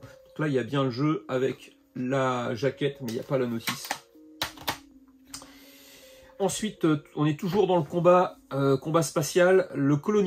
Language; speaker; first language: French; native; French